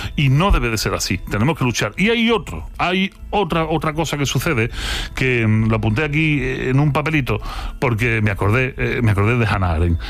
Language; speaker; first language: Spanish; native; Spanish